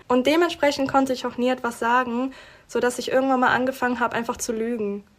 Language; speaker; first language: German; early bilingual, other home language; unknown